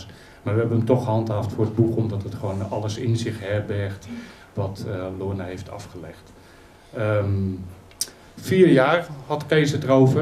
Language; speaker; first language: Dutch; native; Dutch